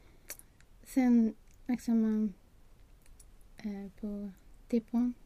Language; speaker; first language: French; non-native, learner; Swedish